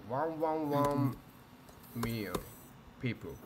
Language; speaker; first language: English; non-native, learner; Japanese